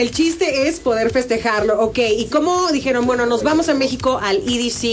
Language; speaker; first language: Spanish; native; Spanish